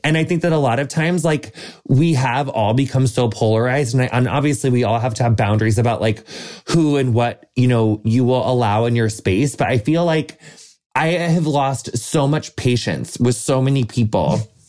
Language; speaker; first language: English; native; English